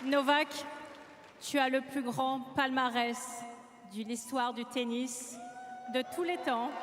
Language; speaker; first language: French; native; French